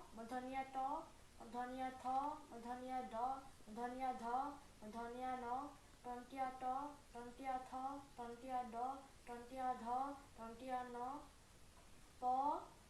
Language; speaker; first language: Assamese; early bilingual, heritage; Assamese